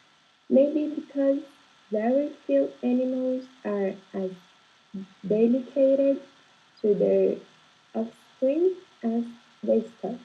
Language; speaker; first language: English; non-native, learner; Portuguese